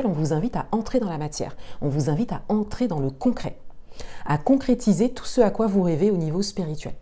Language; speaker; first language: French; native; French